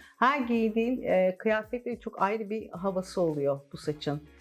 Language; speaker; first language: Turkish; native; Turkish